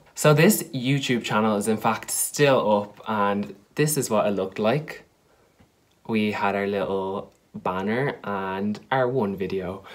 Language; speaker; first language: English; native; English